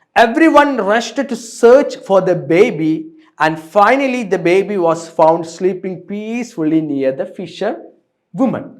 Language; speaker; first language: English; non-native, local second language; Malayalam